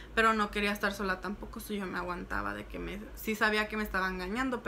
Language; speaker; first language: Spanish; early bilingual, heritage; Spanish